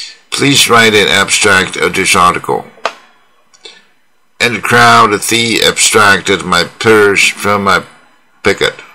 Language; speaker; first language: English; non-native, fluent; Chinese